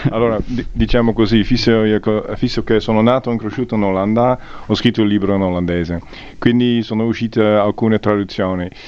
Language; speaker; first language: Italian; non-native, fluent; Dutch